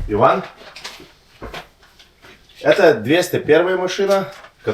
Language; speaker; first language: Russian; non-native, learner; Lithuanian